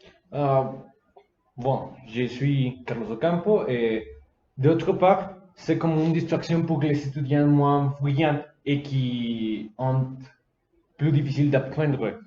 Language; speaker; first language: French; non-native, learner; Spanish